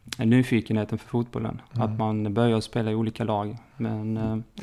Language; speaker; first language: Swedish; early bilingual, other home language; Arabic